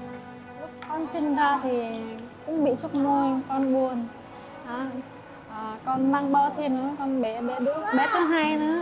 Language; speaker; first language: Vietnamese; native; Vietnamese